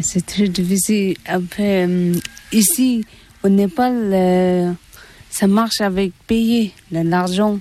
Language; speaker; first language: French; non-native, learner; Tibetan